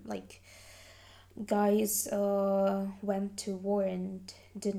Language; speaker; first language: English; non-native, fluent; Adyghe